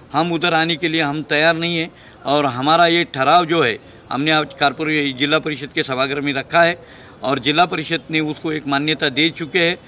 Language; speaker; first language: Hindi; non-native, local second language; Marathi